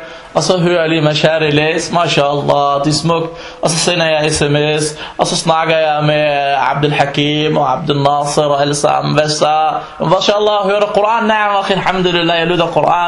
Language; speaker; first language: Danish; non-native, fluent; Arabic